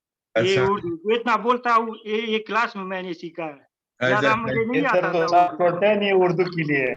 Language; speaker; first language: Hindi; non-native, learner; Pashto